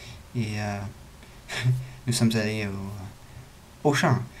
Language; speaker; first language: French; non-native, learner; English